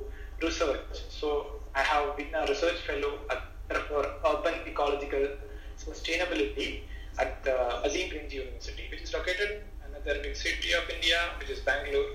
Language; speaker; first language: English; non-native, local second language; Malayalam